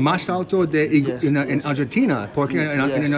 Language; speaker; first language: Spanish; non-native, learner; English